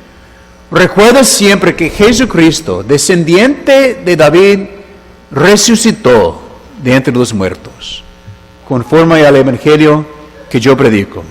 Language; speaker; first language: Spanish; non-native, fluent; English